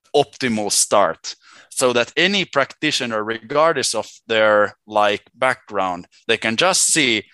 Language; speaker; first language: English; non-native, fluent; Swedish